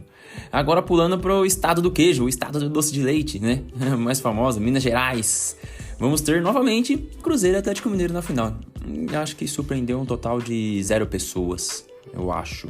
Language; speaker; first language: Portuguese; native; Portuguese